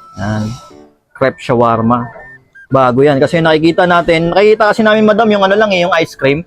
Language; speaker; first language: Filipino; native; Filipino